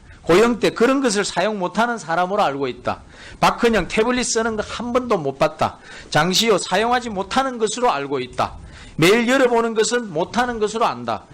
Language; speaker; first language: Korean; native; Korean